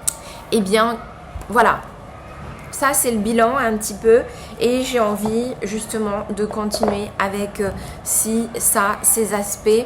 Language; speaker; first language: French; native; French